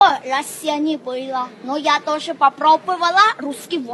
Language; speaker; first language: Russian; non-native, learner; Thai